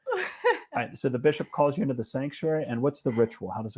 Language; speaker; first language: English; native; English